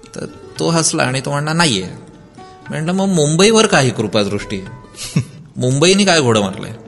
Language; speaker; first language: Marathi; native; Marathi